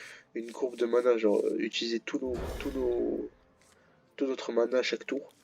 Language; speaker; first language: French; native; French